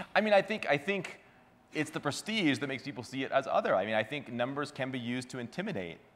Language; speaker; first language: English; native; English